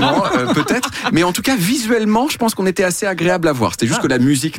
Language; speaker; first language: French; native; French